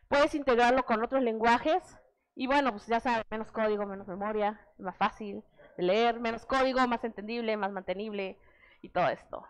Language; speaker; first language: Spanish; native; Spanish